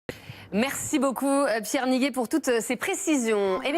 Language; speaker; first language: French; native; French